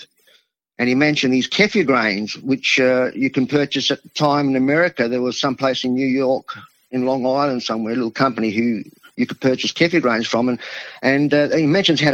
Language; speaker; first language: English; non-native, local second language; Italian